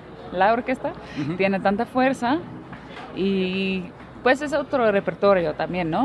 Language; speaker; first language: Spanish; non-native, fluent; Dutch